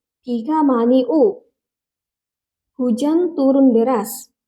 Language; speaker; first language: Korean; non-native, fluent; Indonesian